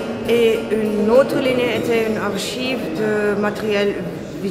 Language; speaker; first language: French; non-native, learner; Turkish